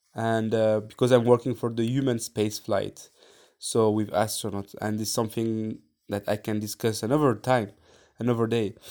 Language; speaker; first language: English; non-native, fluent; French